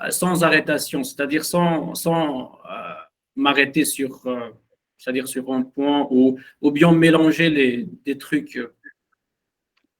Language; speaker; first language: French; non-native, learner; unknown